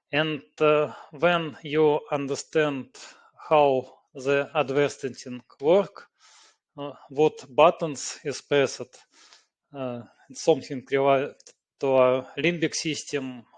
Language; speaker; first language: English; non-native, learner; Russian